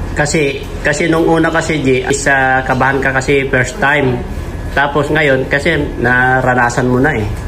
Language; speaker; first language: Filipino; non-native, local second language; Iloko